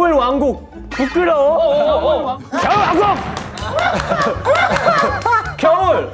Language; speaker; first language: Korean; native; Korean